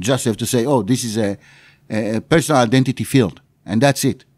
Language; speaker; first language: English; non-native, fluent; Hebrew